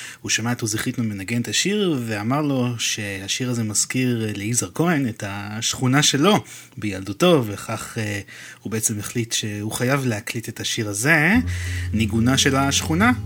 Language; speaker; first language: Hebrew; native; Hebrew